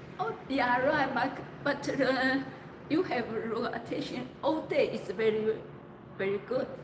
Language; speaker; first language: English; non-native, learner; Chinese